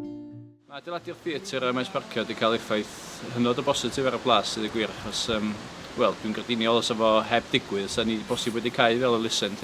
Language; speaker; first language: Welsh; native; Welsh